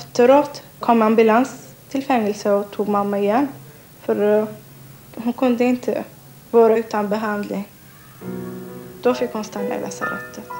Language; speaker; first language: Swedish; non-native, learner; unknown